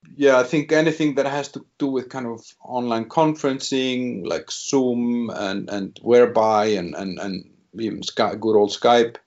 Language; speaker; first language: English; non-native, fluent; Icelandic